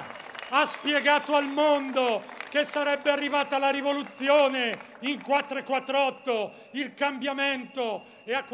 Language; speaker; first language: Italian; native; Italian